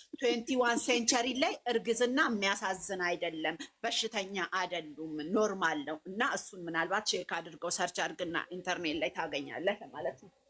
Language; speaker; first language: Amharic; native; Amharic